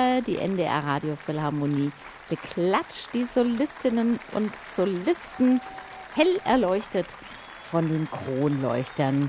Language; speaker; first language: German; native; German